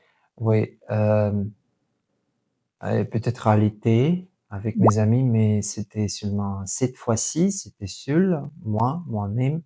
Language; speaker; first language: French; non-native, fluent; Russian